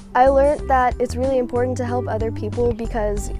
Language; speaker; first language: English; native; English